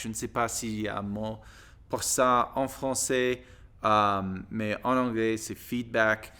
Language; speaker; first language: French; non-native, learner; English